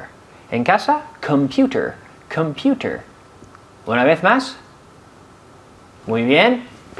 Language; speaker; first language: Spanish; non-native, fluent; English